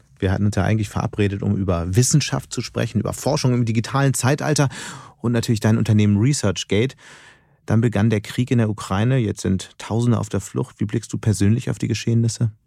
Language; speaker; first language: German; native; German